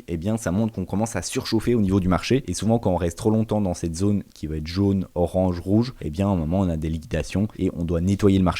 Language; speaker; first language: French; native; French